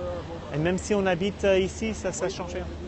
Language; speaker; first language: French; non-native, fluent; English